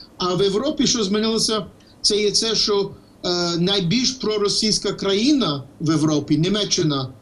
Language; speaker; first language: Ukrainian; early bilingual, heritage; English